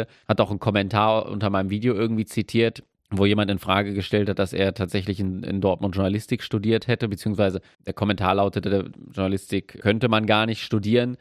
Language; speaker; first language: German; native; German